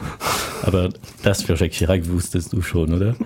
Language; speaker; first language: German; non-native, learner; French